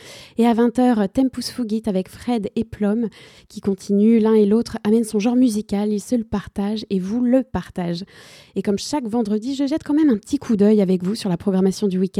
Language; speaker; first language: French; native; French